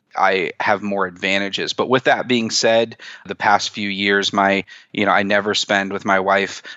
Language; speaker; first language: English; native; English